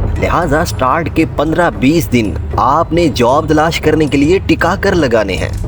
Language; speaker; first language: Urdu; non-native, local second language; Punjabi